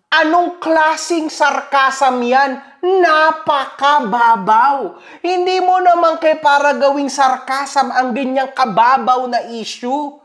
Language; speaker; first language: Filipino; native; Filipino